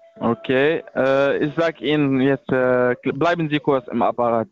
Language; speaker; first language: German; non-native, learner; Arabic